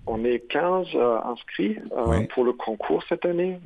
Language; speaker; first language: French; non-native, fluent; German